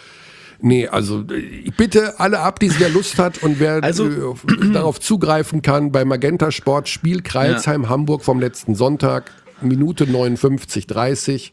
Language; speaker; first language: German; native; German